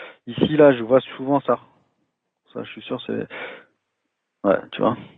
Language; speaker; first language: French; native; French